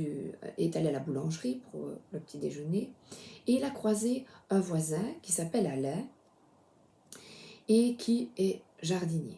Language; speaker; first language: French; native; French